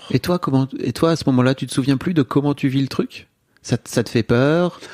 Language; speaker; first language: French; native; French